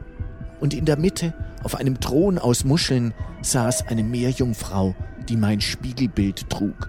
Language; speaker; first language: German; native; German